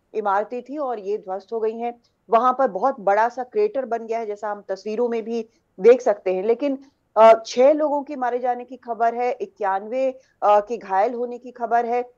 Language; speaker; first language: Hindi; native; Hindi